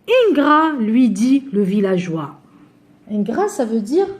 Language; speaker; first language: French; non-native, local second language; Arabic